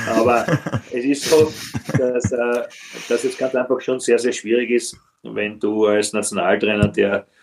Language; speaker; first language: German; native; German